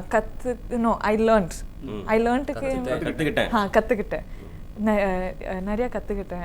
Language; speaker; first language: Tamil; non-native, learner; Kannada